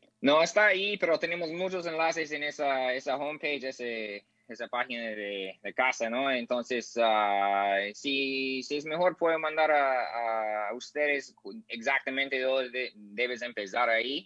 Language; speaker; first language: Spanish; non-native, learner; English